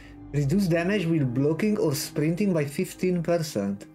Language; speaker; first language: English; non-native, fluent; Romanian